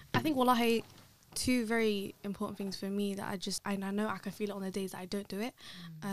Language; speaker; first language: English; early bilingual, other home language; Somali